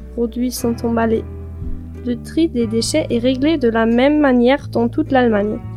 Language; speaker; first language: French; non-native, fluent; German